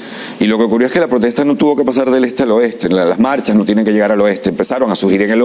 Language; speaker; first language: Spanish; native; Spanish